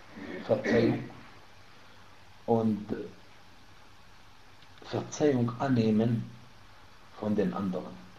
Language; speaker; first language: German; non-native, fluent; Arabic